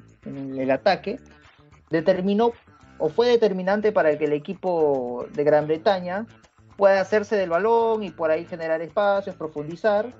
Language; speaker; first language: Spanish; native; Spanish